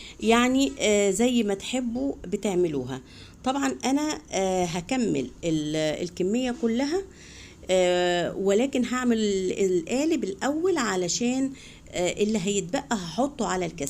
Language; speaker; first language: Arabic; native; Arabic